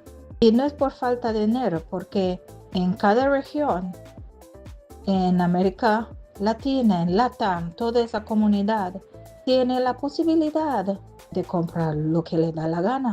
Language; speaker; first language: Spanish; non-native, fluent; English